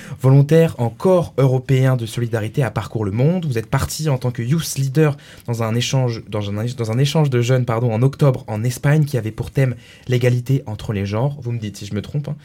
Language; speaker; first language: French; native; French